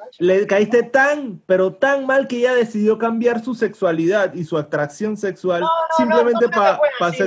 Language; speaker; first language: Spanish; native; Spanish